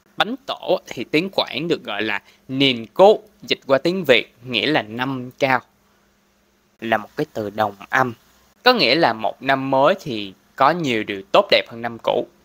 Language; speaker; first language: Vietnamese; non-native, local second language; Cantonese